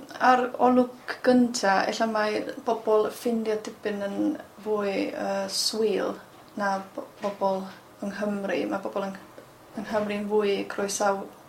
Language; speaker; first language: Welsh; non-native, fluent; German